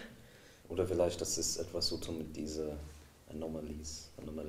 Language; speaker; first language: German; non-native, fluent; English